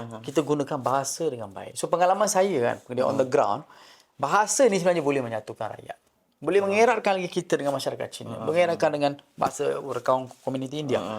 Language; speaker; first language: Malay; non-native, local second language; Tamil